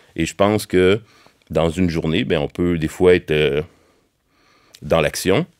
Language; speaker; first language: French; native; French